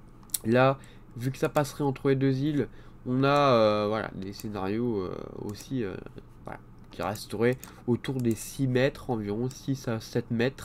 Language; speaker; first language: French; native; French